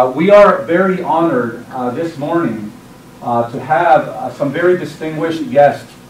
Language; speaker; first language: English; early bilingual, other home language; Spanish